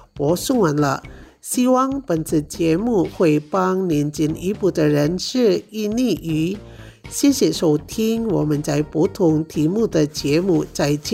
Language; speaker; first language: Chinese; non-native, fluent; Indonesian